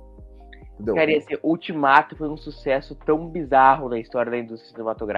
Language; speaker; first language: Portuguese; native; Portuguese